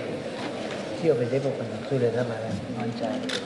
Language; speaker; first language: Italian; non-native, fluent; Spanish